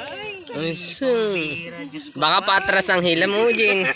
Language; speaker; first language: Filipino; native; Filipino